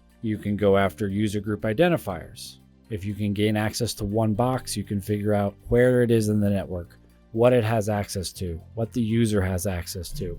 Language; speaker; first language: English; native; English